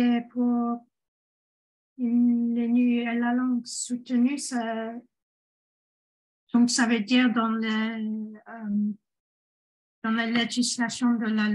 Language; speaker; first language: French; non-native, fluent; English